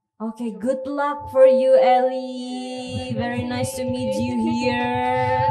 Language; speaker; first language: English; non-native, fluent; Indonesian